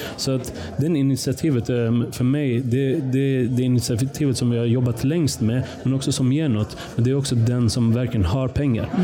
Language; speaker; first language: Swedish; early bilingual, other home language; Persian